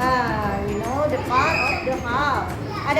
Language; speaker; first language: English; non-native, learner; Indonesian